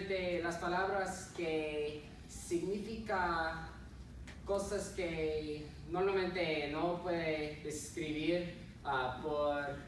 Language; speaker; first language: Spanish; non-native, learner; English